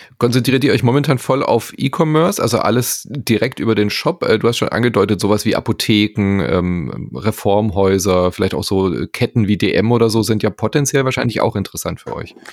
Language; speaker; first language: German; native; German